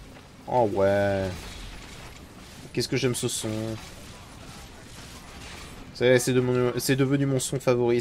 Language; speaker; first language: French; native; French